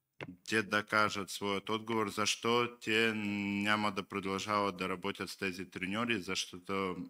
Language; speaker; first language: Bulgarian; non-native, learner; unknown